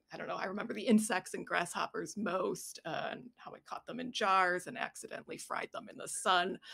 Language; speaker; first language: English; native; English